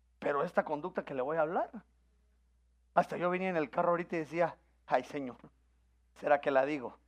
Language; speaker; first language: Spanish; native; Spanish